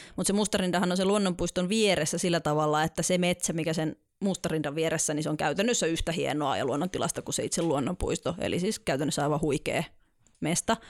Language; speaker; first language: Finnish; native; Finnish